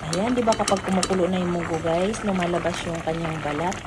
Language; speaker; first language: Filipino; non-native, local second language; Waray